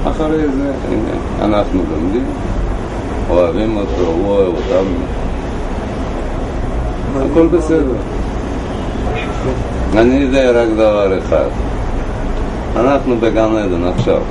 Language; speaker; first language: Hebrew; non-native, learner; Russian